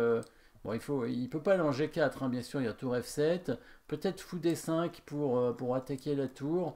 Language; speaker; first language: French; native; French